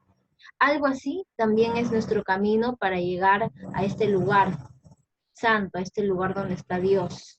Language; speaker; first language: Spanish; native; Spanish